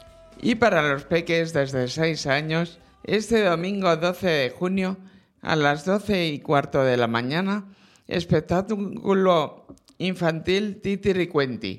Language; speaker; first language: Spanish; native; Spanish